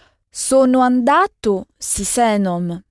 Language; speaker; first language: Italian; non-native, fluent; French